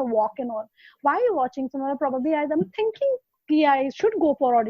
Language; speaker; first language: English; non-native, local second language; Hindi